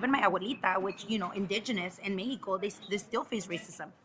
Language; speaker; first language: English; early bilingual, other home language; Spanish